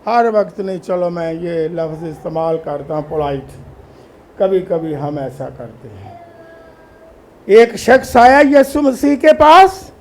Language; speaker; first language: Urdu; non-native, local second language; Punjabi